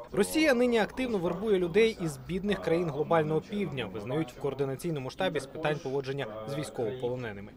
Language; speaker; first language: Ukrainian; native; Ukrainian